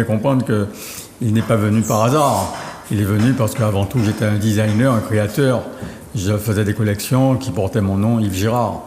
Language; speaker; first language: French; native; French